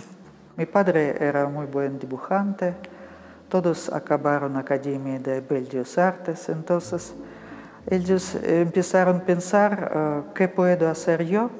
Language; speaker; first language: Spanish; non-native, fluent; Russian